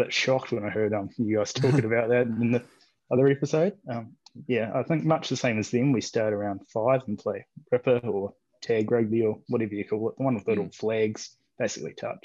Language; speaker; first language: English; native; English